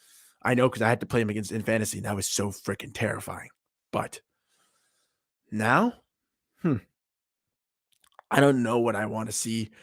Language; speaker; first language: English; native; English